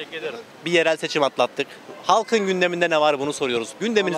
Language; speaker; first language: Turkish; native; Turkish